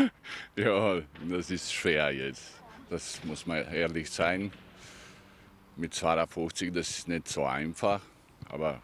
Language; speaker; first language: German; non-native, learner; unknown